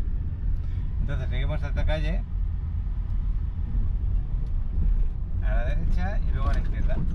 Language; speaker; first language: Spanish; native; Spanish